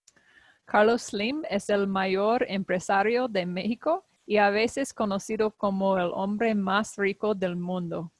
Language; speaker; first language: Spanish; non-native, learner; English